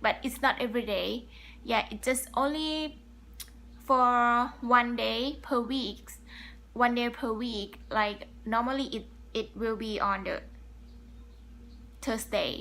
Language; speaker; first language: English; non-native, learner; Thai